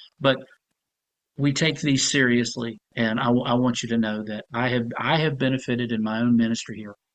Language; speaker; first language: English; native; English